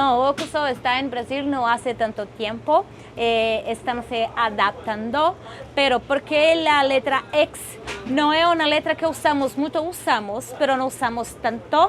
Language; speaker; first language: Spanish; non-native, fluent; Portuguese